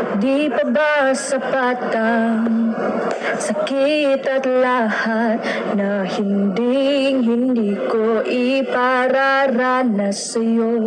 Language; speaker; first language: Filipino; non-native, local second language; Cebuano